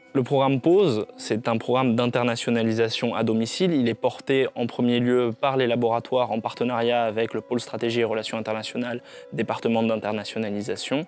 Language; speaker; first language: French; native; French